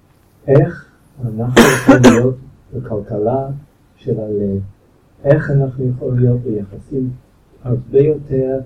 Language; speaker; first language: Hebrew; non-native, fluent; English